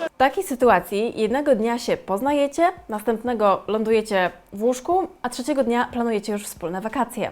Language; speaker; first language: Polish; native; Polish